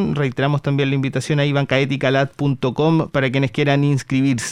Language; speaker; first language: Spanish; native; Spanish